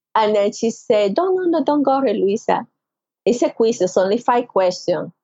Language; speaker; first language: English; non-native, learner; Spanish